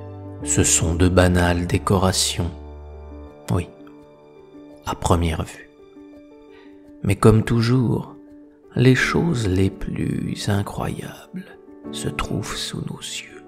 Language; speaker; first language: French; native; French